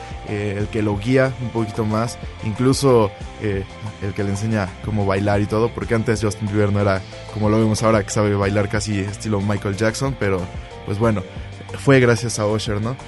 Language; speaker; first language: Spanish; native; Spanish